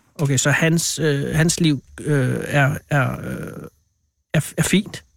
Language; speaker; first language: Danish; native; Danish